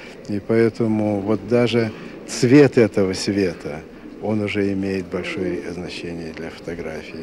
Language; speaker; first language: Russian; native; Russian